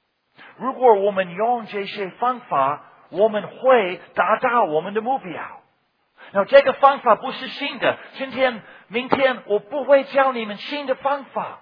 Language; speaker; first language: Chinese; non-native, fluent; English